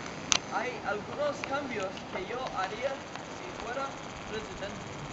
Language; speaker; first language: Spanish; non-native, learner; English